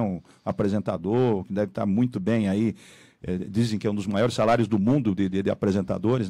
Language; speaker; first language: Portuguese; native; Portuguese